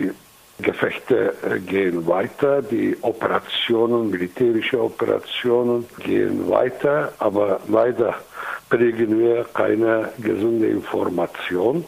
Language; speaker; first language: German; non-native, fluent; Kurdish